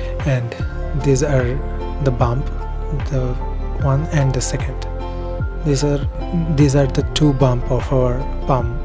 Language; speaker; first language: English; non-native, fluent; Bangla